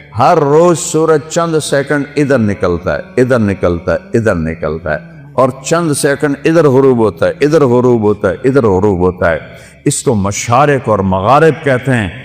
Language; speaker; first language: Urdu; non-native, local second language; Saraiki